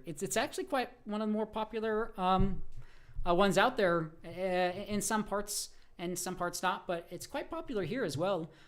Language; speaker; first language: English; native; English